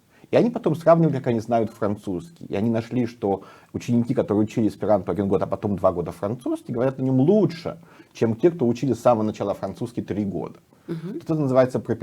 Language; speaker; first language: Russian; native; Russian